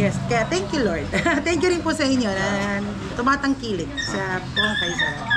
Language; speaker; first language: Filipino; native; Filipino